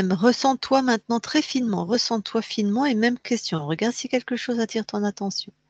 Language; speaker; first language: French; native; French